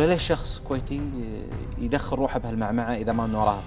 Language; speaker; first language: Arabic; native; Arabic